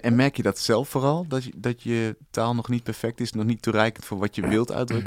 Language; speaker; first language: Dutch; native; Dutch